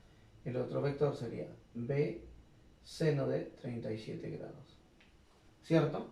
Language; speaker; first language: Spanish; native; Spanish